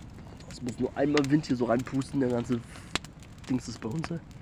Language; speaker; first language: German; native; German